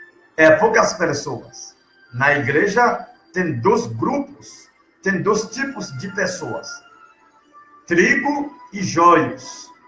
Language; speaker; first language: Portuguese; non-native, learner; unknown